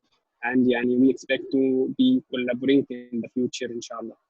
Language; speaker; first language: English; non-native, learner; Arabic